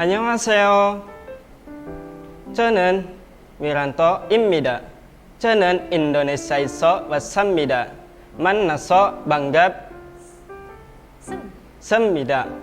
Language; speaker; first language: Korean; non-native, learner; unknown